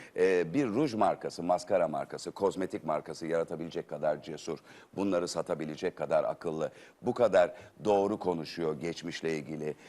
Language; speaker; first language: Turkish; native; Turkish